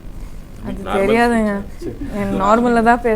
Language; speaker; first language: Tamil; non-native, learner; Kannada